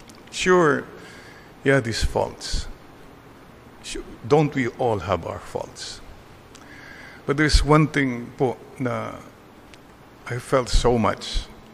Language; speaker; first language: English; non-native, local second language; Filipino